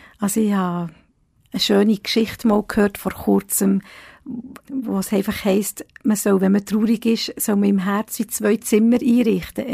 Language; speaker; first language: German; early bilingual, other home language; Italian